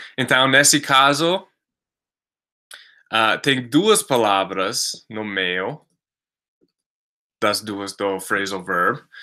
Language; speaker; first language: Portuguese; non-native, fluent; English